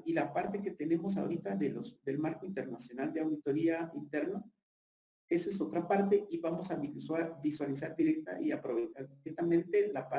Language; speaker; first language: Spanish; native; Spanish